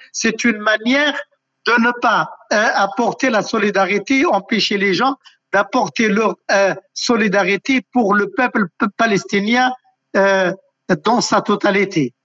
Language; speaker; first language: French; non-native, local second language; Arabic